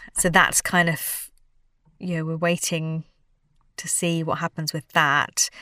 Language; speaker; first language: English; native; English